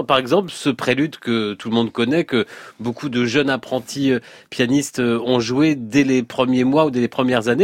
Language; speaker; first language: French; native; French